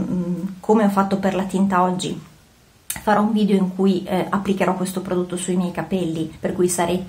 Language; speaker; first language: Italian; native; Italian